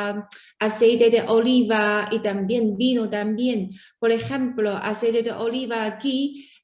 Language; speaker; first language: Spanish; non-native, learner; Chinese